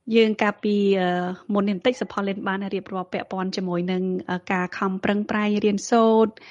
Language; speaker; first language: Khmer; native; Khmer